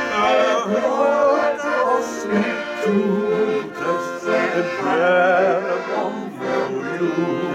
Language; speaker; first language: Dutch; native; Dutch